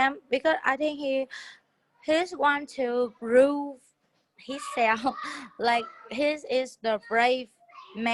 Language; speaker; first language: English; non-native, learner; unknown